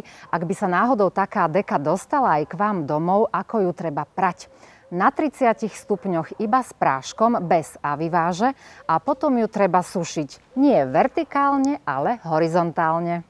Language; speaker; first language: Slovak; native; Slovak